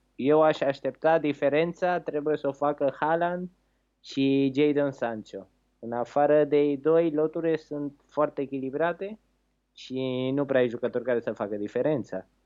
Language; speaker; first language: Romanian; native; Romanian